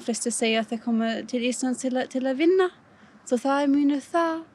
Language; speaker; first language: Icelandic; non-native, learner; German